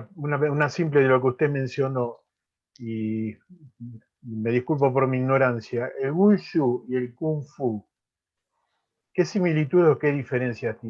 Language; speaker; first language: Spanish; native; Spanish